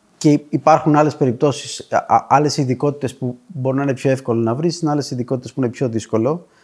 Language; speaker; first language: Greek; native; Greek